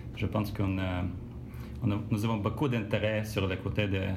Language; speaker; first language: French; non-native, learner; Russian